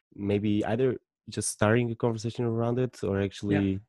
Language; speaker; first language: English; non-native, fluent; Portuguese